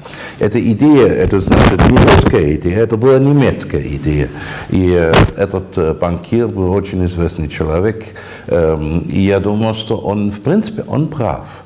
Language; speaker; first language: Russian; non-native, fluent; German